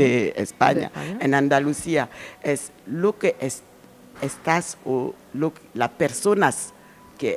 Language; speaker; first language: Spanish; non-native, learner; French